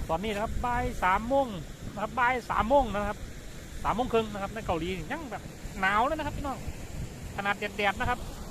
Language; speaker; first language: Thai; native; Thai